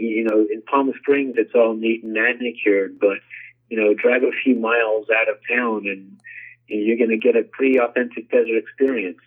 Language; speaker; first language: English; native; English